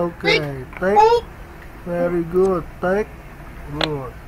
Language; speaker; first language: English; non-native, learner; Vietnamese